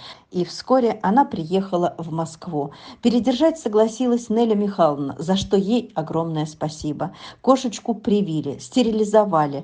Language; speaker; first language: Russian; native; Russian